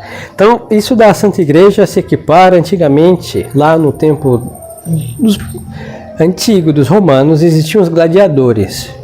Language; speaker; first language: Portuguese; non-native, fluent; Spanish